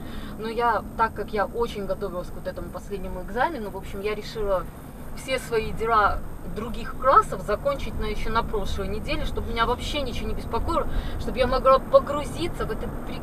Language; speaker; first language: Russian; native; Russian